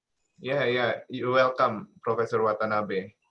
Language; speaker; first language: English; non-native, learner; Indonesian